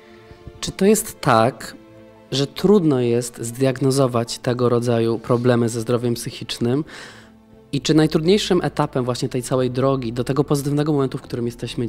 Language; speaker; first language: Polish; native; Polish